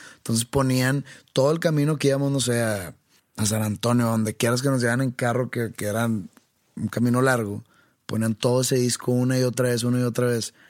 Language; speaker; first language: Spanish; native; Spanish